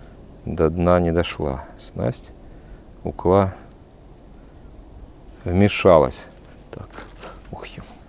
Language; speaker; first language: Russian; native; Russian